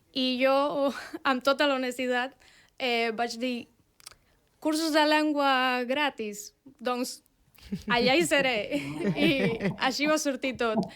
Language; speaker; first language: Catalan; non-native, fluent; Spanish